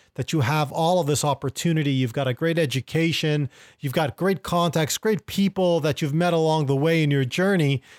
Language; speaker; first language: English; native; English